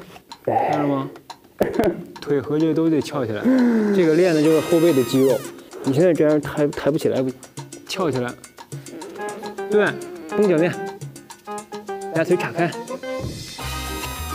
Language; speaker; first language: Chinese; native; Chinese